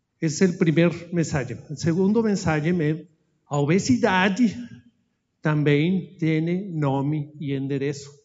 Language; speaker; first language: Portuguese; non-native, learner; Spanish